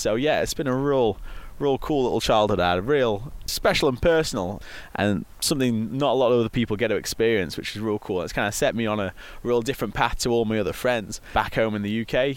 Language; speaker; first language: English; native; English